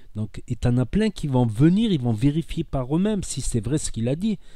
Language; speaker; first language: French; native; French